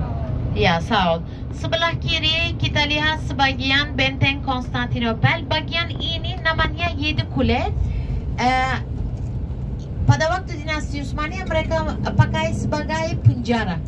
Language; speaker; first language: Indonesian; non-native, fluent; Turkish